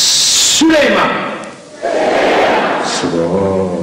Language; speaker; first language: Japanese; non-native, learner; Turkish